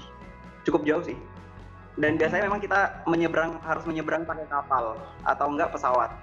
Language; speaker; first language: Indonesian; non-native, local second language; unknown